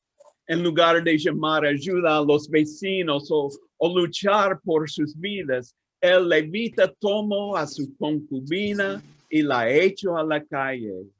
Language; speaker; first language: Spanish; non-native, learner; English